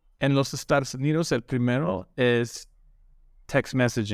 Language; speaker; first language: Spanish; non-native, learner; English